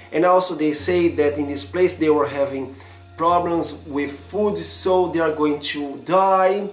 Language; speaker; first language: English; non-native, fluent; Portuguese